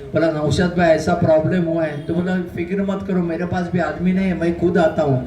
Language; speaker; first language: Hindi; non-native, local second language; Marathi